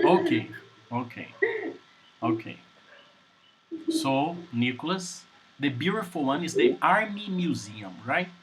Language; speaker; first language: English; non-native, fluent; Portuguese